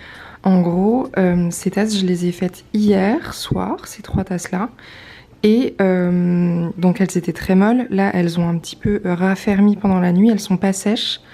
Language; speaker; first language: French; native; French